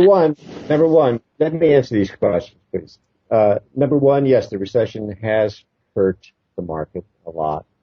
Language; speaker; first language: English; native; English